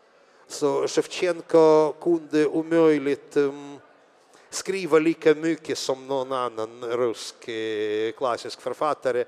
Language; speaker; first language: Swedish; non-native, fluent; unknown